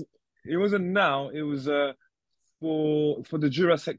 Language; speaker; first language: English; native; English